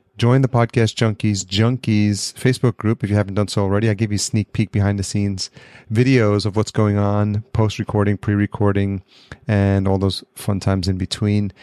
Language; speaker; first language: English; early bilingual, other home language; Spanish